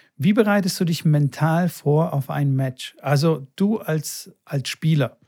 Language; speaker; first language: German; early bilingual, other home language; Bulgarian